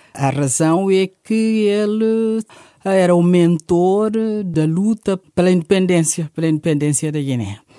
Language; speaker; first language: Portuguese; non-native, local second language; Upper Guinea Crioulo